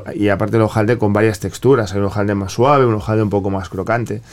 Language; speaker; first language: Spanish; native; Spanish